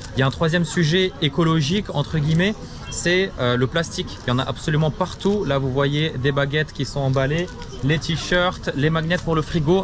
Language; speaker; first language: French; early bilingual, other home language; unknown